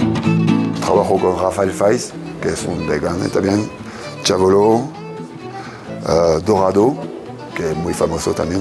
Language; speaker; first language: Spanish; non-native, learner; French